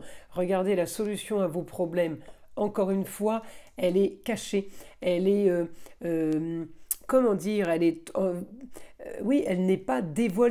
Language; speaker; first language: French; native; French